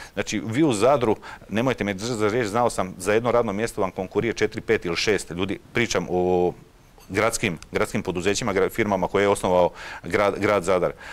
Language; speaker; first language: Croatian; native; Croatian